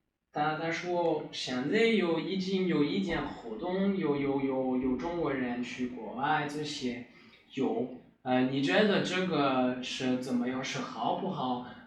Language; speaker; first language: Chinese; non-native, learner; French